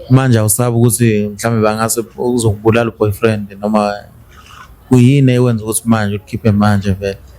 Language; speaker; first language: Zulu; native; Zulu